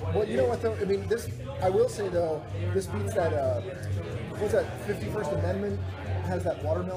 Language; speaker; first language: English; native; English